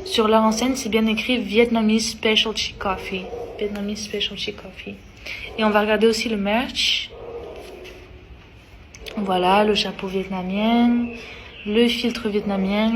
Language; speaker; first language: French; early bilingual, other home language; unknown